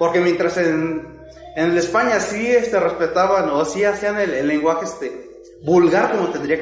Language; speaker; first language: Spanish; native; Spanish